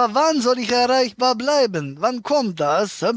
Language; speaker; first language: German; native; German